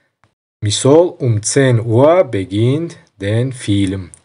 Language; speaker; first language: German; non-native, learner; Tajik